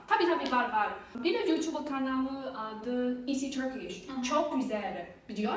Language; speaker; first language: Turkish; non-native, learner; Chinese